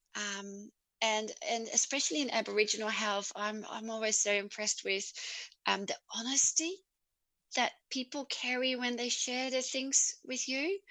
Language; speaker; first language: English; non-native, fluent; Dutch